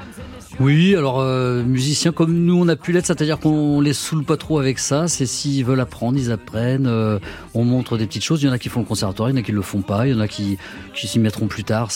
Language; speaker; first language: French; native; French